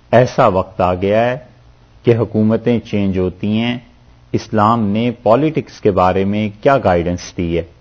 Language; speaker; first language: Urdu; native; Urdu